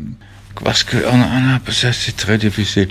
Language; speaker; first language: French; non-native, fluent; English